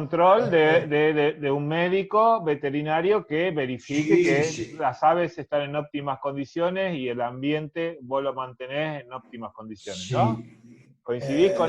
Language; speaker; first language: Spanish; native; Spanish